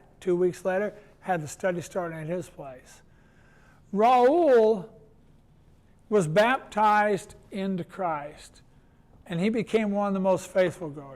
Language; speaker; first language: English; native; English